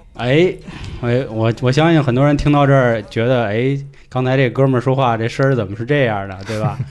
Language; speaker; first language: Chinese; native; Chinese